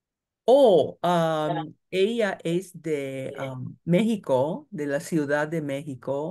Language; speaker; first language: Spanish; non-native, learner; English